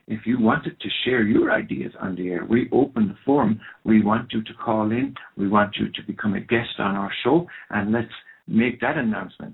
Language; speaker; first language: English; non-native, local second language; Irish